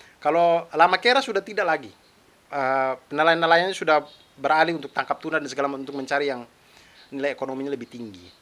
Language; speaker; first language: Indonesian; non-native, local second language; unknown